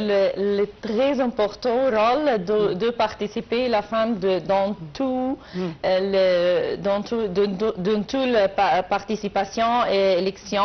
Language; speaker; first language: French; non-native, learner; Arabic